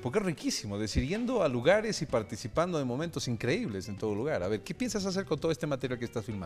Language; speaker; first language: Spanish; native; Spanish